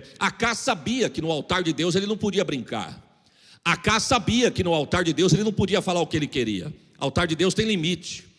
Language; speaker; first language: Portuguese; native; Portuguese